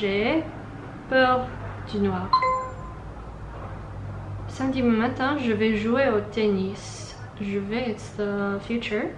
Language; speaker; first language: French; non-native, learner; English